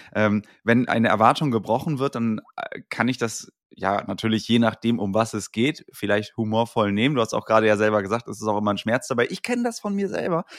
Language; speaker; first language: German; native; German